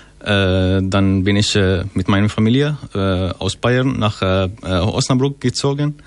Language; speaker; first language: German; non-native, learner; Arabic